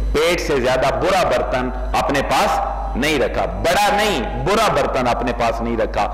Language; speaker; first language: Urdu; native; Urdu